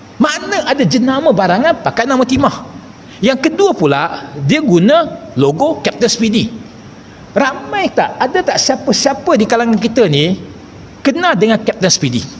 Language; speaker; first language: Malay; non-native, local second language; Chinese